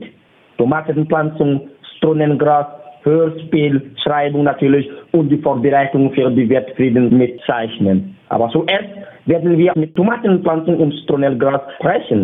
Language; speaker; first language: German; non-native, fluent; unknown